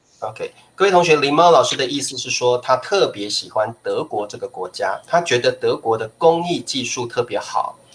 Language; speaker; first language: Chinese; native; Chinese